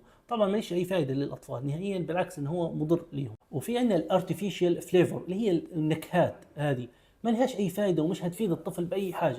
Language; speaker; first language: Arabic; native; Arabic